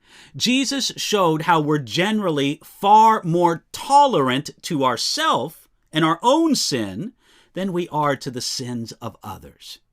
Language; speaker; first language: English; native; English